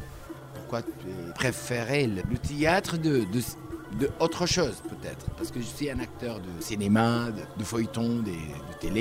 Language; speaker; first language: French; non-native, learner; Arabic